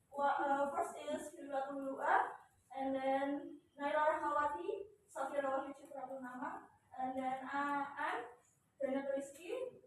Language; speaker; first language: English; non-native, learner; Indonesian